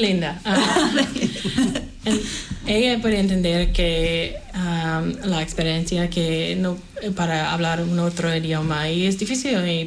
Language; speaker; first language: Spanish; non-native, fluent; English